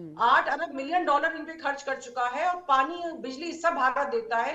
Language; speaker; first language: Hindi; native; Hindi